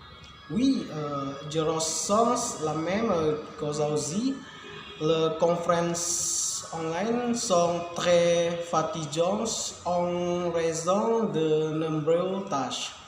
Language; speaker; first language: French; non-native, learner; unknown